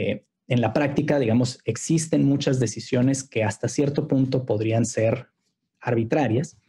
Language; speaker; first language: Spanish; native; Spanish